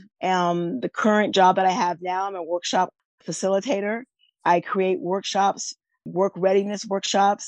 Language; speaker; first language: English; native; English